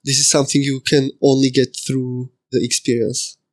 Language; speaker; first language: English; non-native, fluent; Slovak